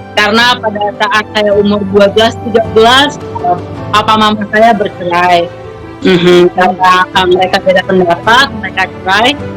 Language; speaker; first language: Indonesian; native; Indonesian